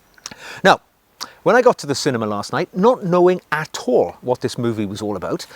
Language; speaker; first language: English; native; English